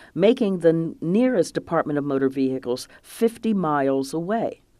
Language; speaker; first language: English; native; English